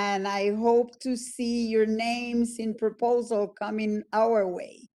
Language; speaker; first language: English; non-native, fluent; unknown